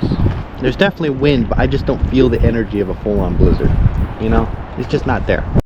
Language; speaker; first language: English; native; English